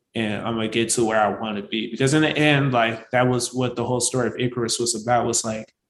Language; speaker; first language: English; native; English